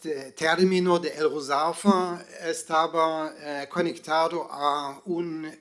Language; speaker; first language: Spanish; non-native, fluent; German